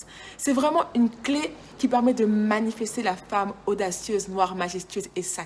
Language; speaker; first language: French; native; French